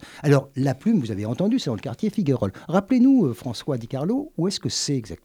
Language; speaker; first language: French; native; French